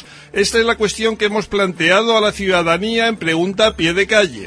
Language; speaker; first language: Spanish; native; Spanish